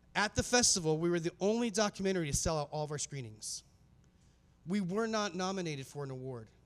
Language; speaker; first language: English; native; English